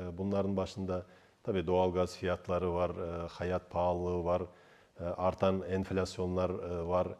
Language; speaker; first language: Turkish; non-native, fluent; Kazakh